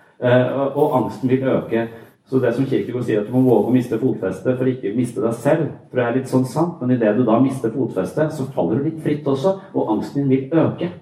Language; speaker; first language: Norwegian; native; Norwegian